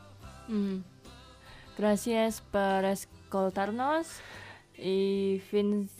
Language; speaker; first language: Catalan; non-native, learner; Indonesian